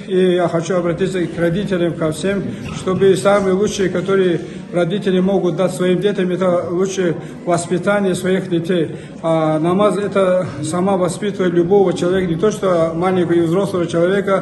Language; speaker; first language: Russian; non-native, local second language; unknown